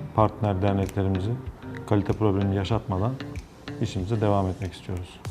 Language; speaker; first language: Turkish; native; Turkish